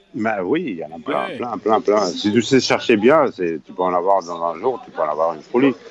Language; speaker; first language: French; non-native, fluent; Spanish